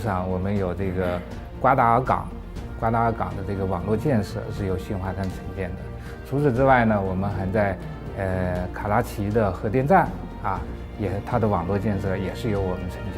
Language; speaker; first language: Chinese; native; Chinese